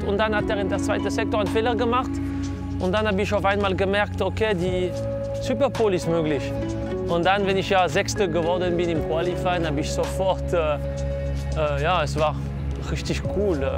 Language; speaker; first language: German; non-native, local second language; French